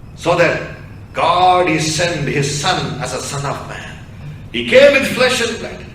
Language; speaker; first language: English; non-native, local second language; Tamil